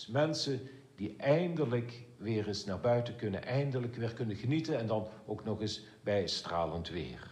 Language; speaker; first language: Dutch; native; Dutch